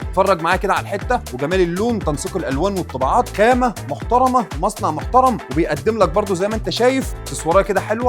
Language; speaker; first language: Arabic; native; Arabic